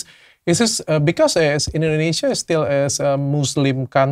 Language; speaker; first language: English; non-native, learner; Indonesian